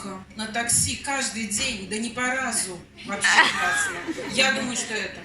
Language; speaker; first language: Russian; native; Russian